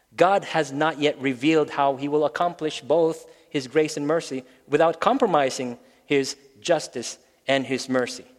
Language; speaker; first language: English; non-native, local second language; Filipino